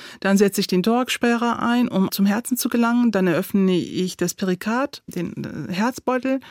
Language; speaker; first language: German; early bilingual, other home language; Turkish